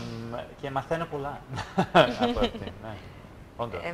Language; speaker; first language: Greek; non-native, fluent; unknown